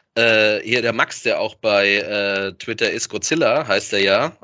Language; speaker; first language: German; native; German